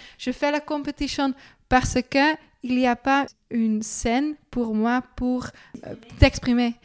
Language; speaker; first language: French; non-native, learner; Dutch